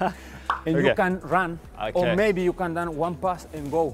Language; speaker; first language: English; non-native, learner; Spanish